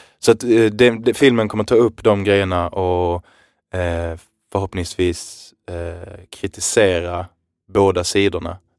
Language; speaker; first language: Swedish; early bilingual, other home language; Arabic